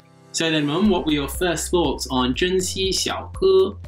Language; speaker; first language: English; native; English